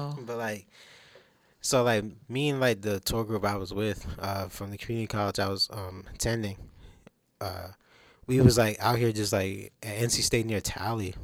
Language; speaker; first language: English; native; English